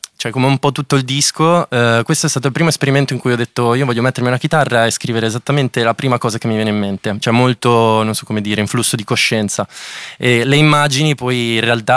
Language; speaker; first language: Italian; native; Italian